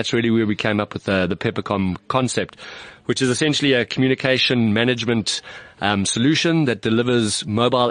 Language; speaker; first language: English; native; English